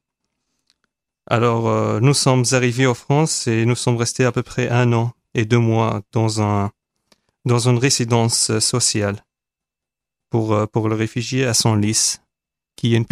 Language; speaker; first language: French; non-native, fluent; Arabic